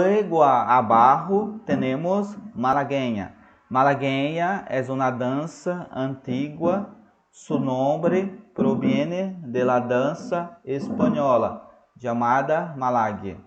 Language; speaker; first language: Spanish; non-native, fluent; Portuguese